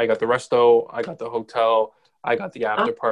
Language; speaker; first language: English; native; English